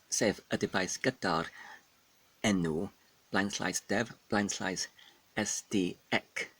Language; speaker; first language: Welsh; non-native, learner; Polish